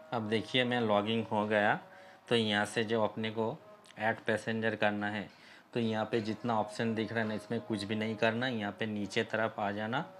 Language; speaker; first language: Hindi; native; Hindi